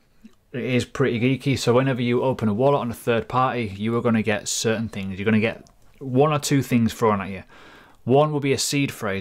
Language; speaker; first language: English; native; English